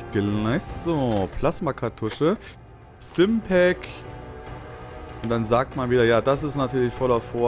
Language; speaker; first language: German; native; German